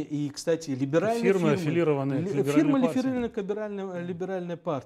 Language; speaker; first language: Russian; native; Russian